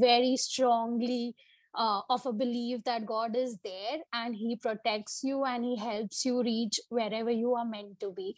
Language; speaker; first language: English; non-native, local second language; Hindi